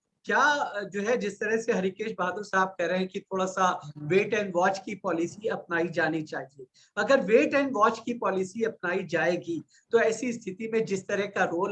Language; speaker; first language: Hindi; native; Hindi